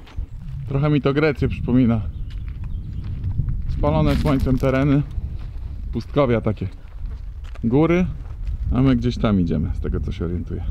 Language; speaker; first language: Polish; native; Polish